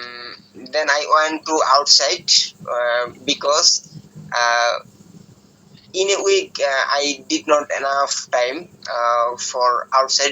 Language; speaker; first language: English; non-native, learner; Bangla